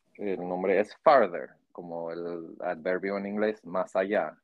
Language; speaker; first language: Spanish; non-native, fluent; English